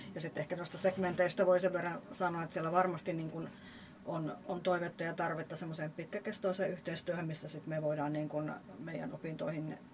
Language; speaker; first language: Finnish; native; Finnish